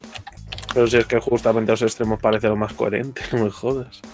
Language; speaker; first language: Spanish; native; Spanish